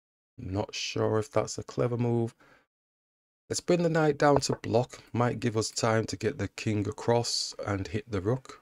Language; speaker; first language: English; native; English